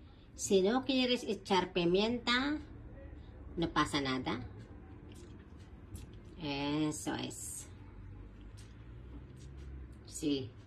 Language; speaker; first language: Spanish; non-native, fluent; Filipino